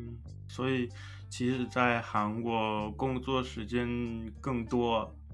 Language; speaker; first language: Chinese; non-native, learner; English